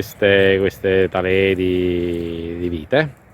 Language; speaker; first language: Italian; native; Italian